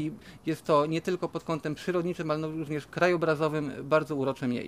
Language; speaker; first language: Polish; native; Polish